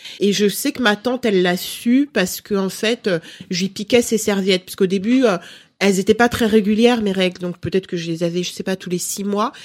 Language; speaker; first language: French; early bilingual, other home language; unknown